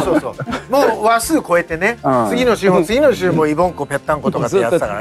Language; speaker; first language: Japanese; native; Japanese